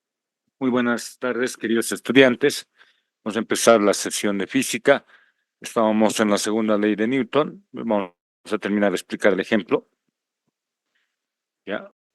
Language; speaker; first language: Spanish; native; Spanish